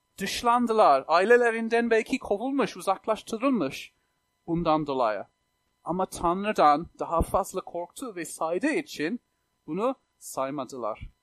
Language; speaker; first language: Turkish; non-native, fluent; English